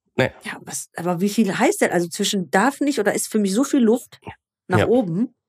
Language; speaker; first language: German; early bilingual, other home language; Greek